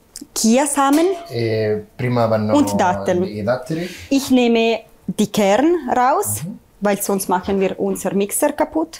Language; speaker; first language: German; non-native, learner; Italian